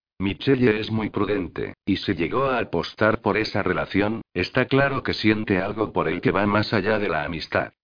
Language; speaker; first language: Spanish; native; Spanish